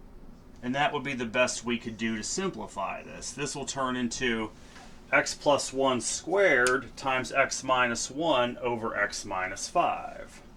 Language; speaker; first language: English; native; English